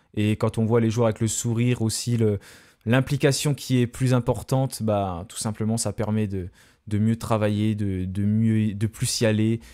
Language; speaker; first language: French; native; French